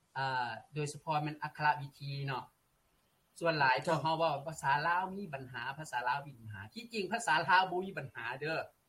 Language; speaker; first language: Lao; native; Lao